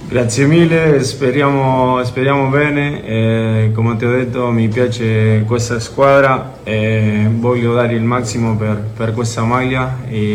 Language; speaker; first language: Italian; non-native, learner; Spanish